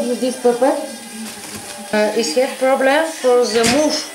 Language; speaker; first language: English; non-native, learner; Bulgarian